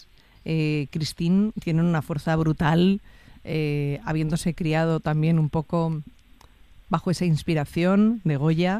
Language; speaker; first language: Spanish; native; Spanish